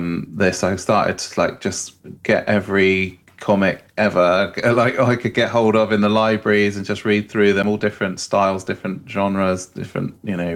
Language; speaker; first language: English; native; English